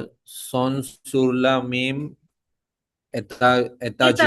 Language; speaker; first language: French; non-native, learner; Hindi